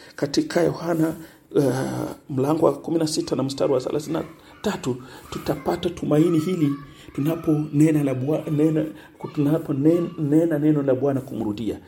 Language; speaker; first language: Swahili; non-native, local second language; Luyia